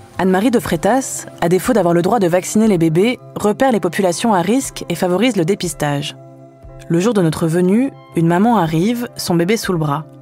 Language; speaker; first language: French; native; French